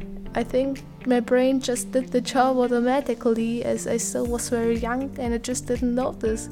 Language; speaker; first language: English; non-native, fluent; Italian